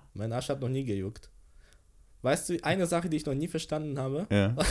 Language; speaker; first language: German; early bilingual, other home language; Polish